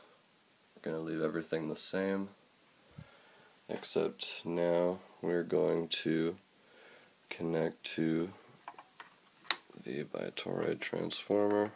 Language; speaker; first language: English; native; English